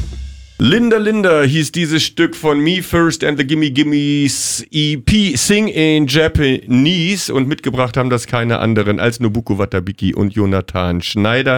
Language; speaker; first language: German; native; German